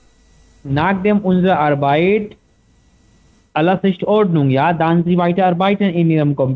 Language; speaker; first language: German; non-native, learner; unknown